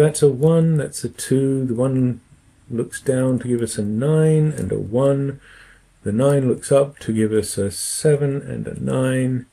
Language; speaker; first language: English; native; English